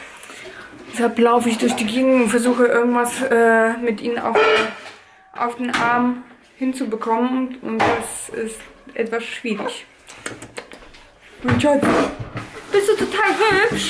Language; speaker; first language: German; native; German